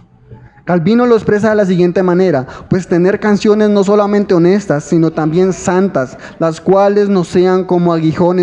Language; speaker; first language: Spanish; native; Spanish